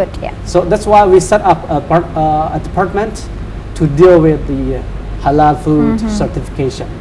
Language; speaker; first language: English; non-native, fluent; Chinese